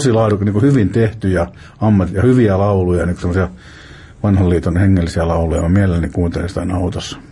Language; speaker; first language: Finnish; native; Finnish